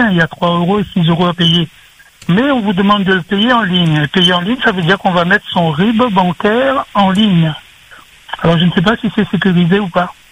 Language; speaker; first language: French; native; French